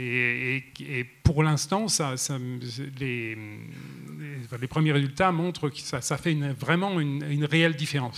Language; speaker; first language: French; native; French